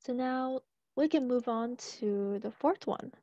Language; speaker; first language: English; non-native, local second language; Chinese